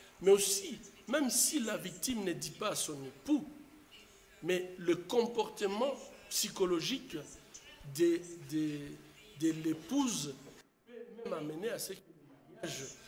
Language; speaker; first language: French; non-native, local second language; Swahili